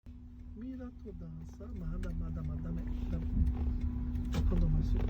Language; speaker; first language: Japanese; non-native, learner; Mongolian